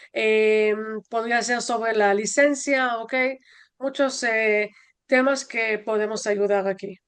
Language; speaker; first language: Spanish; non-native, fluent; Hebrew